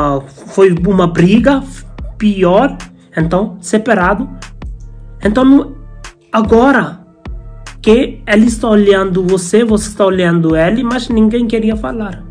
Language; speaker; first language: Portuguese; non-native, learner; Hindi